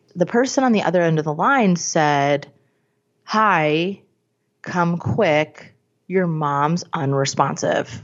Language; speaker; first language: English; native; English